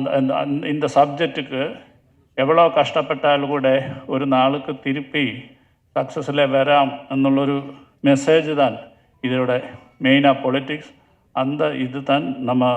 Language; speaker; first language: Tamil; non-native, learner; Malayalam